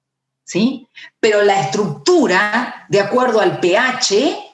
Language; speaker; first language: Spanish; native; Spanish